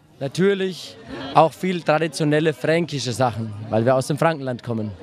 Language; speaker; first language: German; native; German